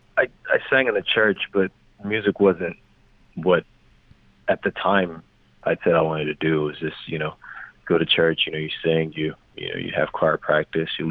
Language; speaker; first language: English; non-native, local second language; Yoruba